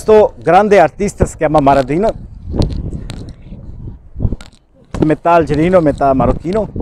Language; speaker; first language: Italian; non-native, learner; Urdu